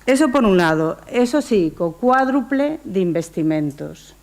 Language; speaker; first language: Spanish; non-native, local second language; Galician